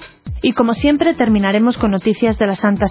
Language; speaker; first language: Spanish; native; Spanish